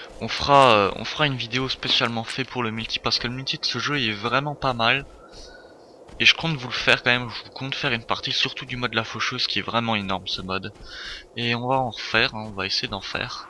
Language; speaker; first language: French; native; French